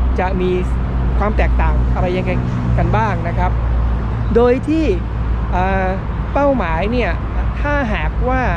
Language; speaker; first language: Thai; native; Thai